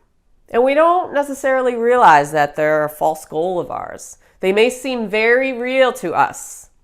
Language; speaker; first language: English; native; English